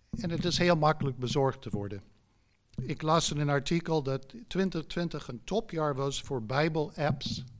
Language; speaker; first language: Dutch; non-native, fluent; English